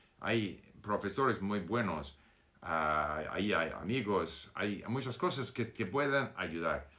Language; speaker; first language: Spanish; non-native, fluent; English